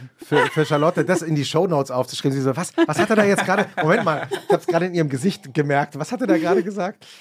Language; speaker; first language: German; native; German